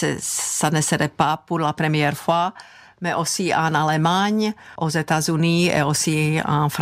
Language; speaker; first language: French; non-native, fluent; Czech